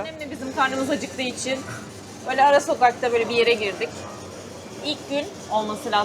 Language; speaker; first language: Turkish; native; Turkish